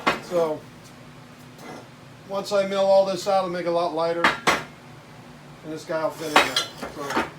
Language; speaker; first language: English; native; English